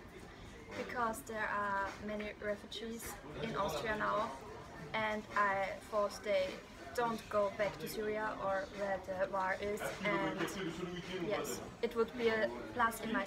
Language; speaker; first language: English; non-native, fluent; German